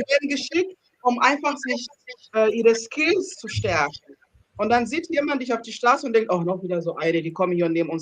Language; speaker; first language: German; non-native, fluent; Ganda